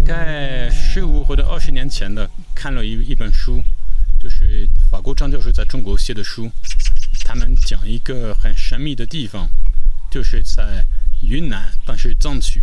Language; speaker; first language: Chinese; non-native, fluent; French